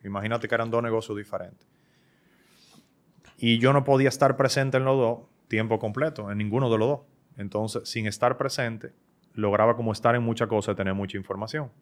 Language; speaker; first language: Spanish; native; Spanish